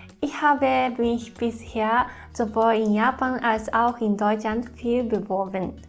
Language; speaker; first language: German; non-native, fluent; Japanese